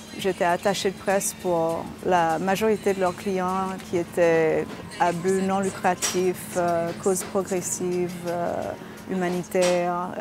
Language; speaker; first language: French; early bilingual, heritage; French